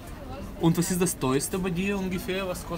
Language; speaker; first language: German; non-native, fluent; Russian